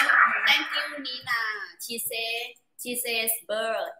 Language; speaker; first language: English; non-native, learner; Thai